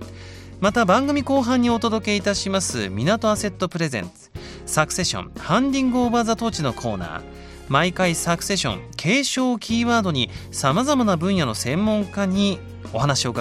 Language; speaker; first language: Japanese; native; Japanese